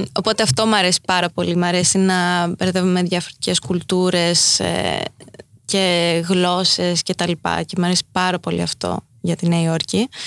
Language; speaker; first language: Greek; early bilingual, heritage; Greek